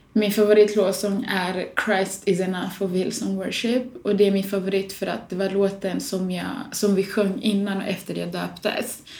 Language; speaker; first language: Swedish; early bilingual, other home language; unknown